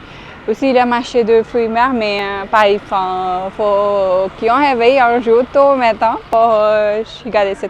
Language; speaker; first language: French; non-native, fluent; Hindi